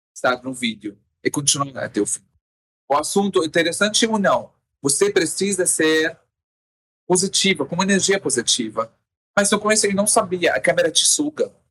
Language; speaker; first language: Portuguese; non-native, fluent; Arabic